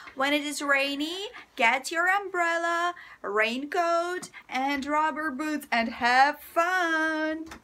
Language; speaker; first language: English; non-native, fluent; Russian